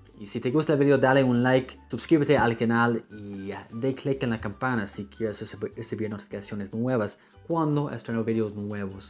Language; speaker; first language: Spanish; non-native, fluent; English